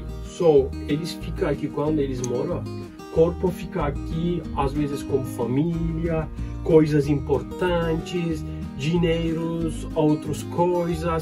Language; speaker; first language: Portuguese; non-native, learner; Turkish